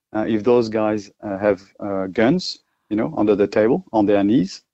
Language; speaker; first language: English; non-native, fluent; French